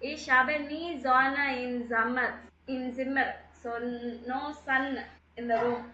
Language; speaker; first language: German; non-native, learner; Tamil